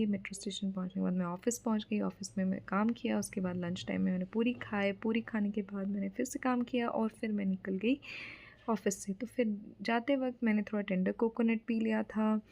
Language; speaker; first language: Hindi; non-native, local second language; Bangla